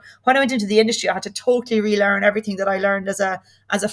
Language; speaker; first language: English; native; English